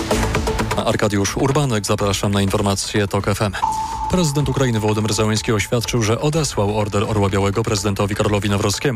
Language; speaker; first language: Polish; native; Polish